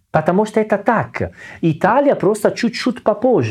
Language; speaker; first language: Russian; non-native, learner; Italian